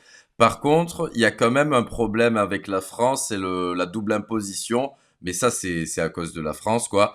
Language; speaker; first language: French; native; French